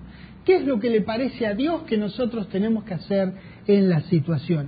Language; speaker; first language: Spanish; native; Spanish